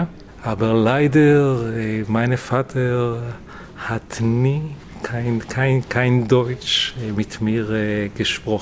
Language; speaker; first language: German; non-native, learner; Hebrew